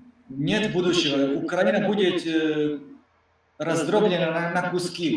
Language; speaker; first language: Russian; non-native, learner; Serbian